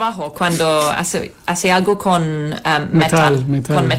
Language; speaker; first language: Spanish; non-native, fluent; English